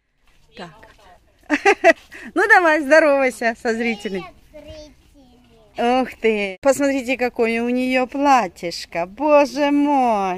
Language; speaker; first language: Russian; native; Russian